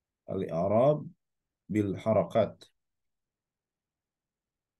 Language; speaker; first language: Arabic; non-native, fluent; Indonesian